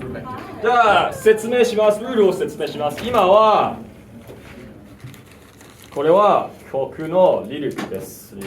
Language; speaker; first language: Japanese; non-native, fluent; English